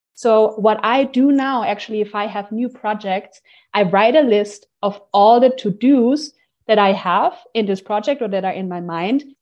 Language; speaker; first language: English; non-native, fluent; German